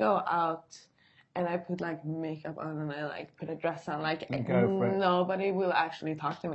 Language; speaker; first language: English; non-native, fluent; Swedish